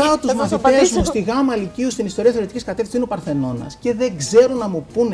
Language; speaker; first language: Greek; native; Greek